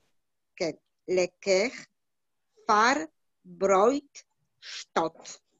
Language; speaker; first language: Hebrew; non-native, learner; Yiddish